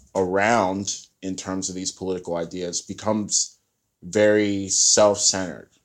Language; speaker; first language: English; early bilingual, other home language; Yoruba